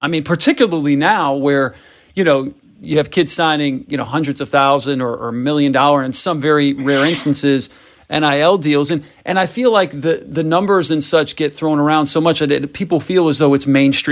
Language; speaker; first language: English; native; English